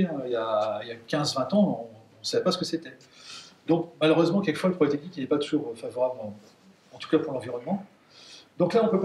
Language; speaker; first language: French; native; French